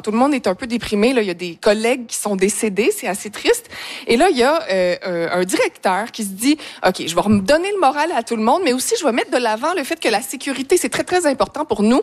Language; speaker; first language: French; native; French